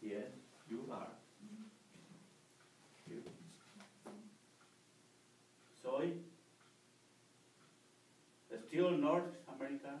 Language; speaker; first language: English; non-native, learner; Spanish